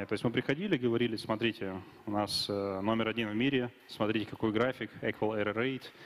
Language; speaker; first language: Russian; native; Russian